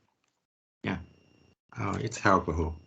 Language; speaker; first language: English; non-native, fluent; Japanese